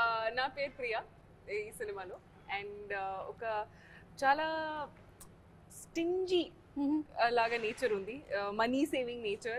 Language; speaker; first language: Telugu; non-native, learner; Hindi